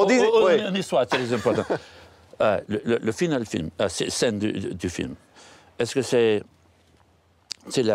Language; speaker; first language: French; non-native, learner; English